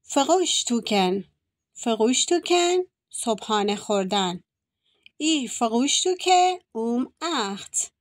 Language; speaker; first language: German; non-native, fluent; Persian